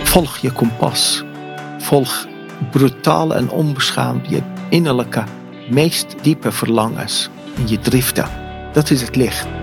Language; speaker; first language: Dutch; non-native, fluent; Persian